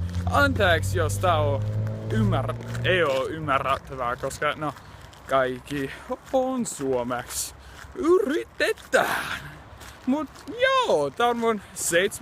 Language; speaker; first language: Finnish; non-native, learner; English